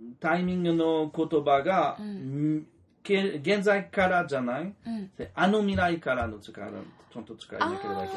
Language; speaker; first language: Japanese; non-native, learner; French